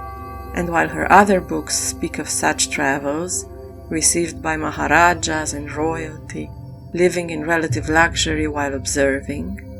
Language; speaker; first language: English; non-native, fluent; French